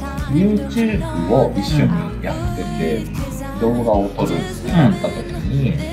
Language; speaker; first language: Japanese; native; Japanese